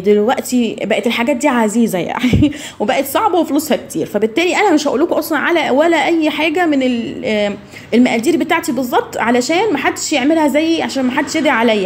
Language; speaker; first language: Arabic; native; Arabic